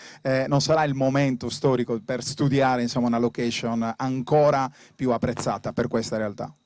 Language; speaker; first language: Italian; native; Italian